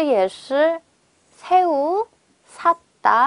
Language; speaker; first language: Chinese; non-native, fluent; Korean